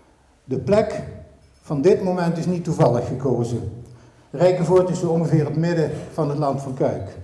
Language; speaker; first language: Dutch; native; Dutch